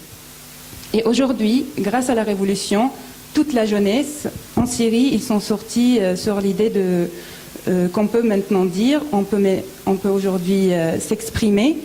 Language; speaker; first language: French; non-native, fluent; Arabic